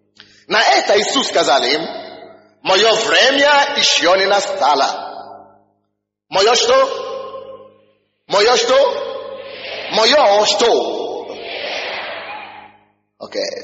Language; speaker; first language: Russian; non-native, fluent; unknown